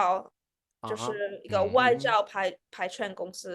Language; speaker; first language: Chinese; non-native, fluent; Russian